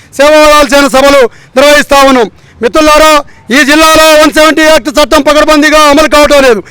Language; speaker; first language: Telugu; non-native, local second language; Lambadi